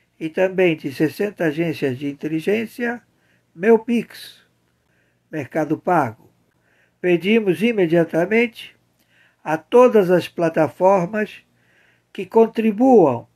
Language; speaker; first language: Portuguese; native; Portuguese